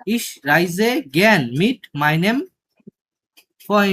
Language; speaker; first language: German; non-native, learner; Bangla